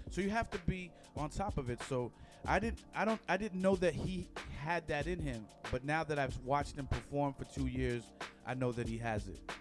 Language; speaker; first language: English; early bilingual, other home language; Spanish